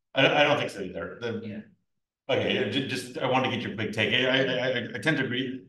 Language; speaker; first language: English; native; English